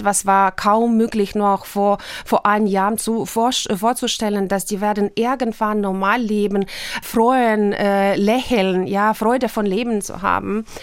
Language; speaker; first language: German; non-native, fluent; Russian